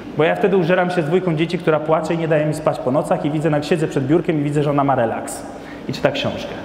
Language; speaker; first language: Polish; non-native, fluent; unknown